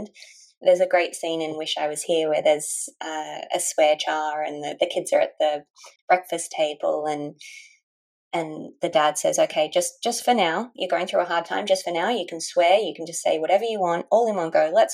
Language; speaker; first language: English; native; English